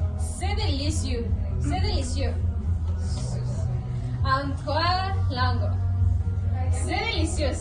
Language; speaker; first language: French; non-native, learner; Spanish